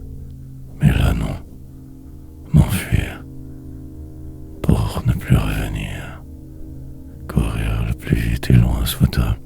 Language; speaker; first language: French; native; French